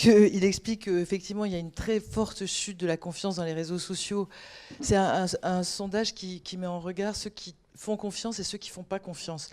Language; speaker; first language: French; native; French